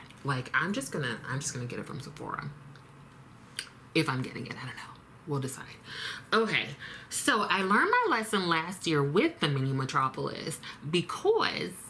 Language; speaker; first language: English; native; English